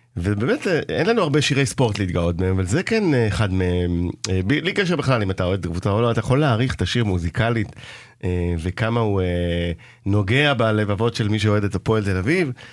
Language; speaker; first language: Hebrew; native; Hebrew